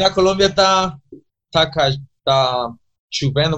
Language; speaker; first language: Portuguese; non-native, learner; Spanish